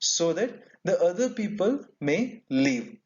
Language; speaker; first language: English; non-native, local second language; Kannada